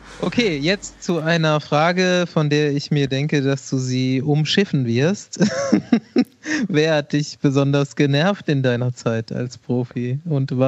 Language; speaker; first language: German; native; German